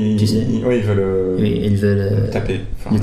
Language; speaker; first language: French; native; French